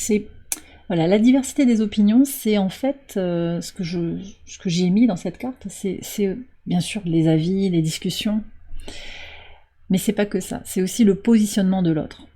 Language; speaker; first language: French; native; French